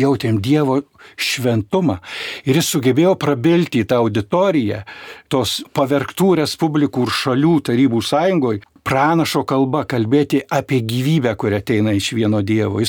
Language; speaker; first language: Lithuanian; native; Lithuanian